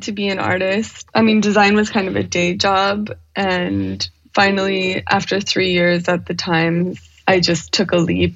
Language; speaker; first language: English; native; English